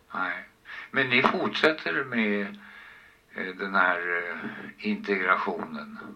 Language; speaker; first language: Swedish; native; Swedish